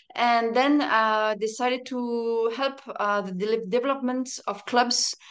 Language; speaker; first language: English; non-native, fluent; French